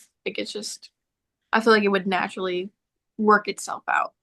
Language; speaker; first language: English; native; English